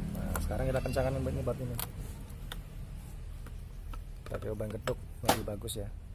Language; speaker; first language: Indonesian; native; Indonesian